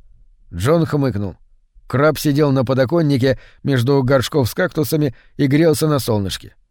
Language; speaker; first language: Russian; native; Russian